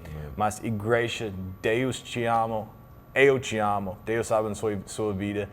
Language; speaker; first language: Portuguese; non-native, learner; English